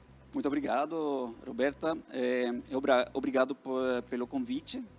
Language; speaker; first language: Portuguese; non-native, fluent; Norwegian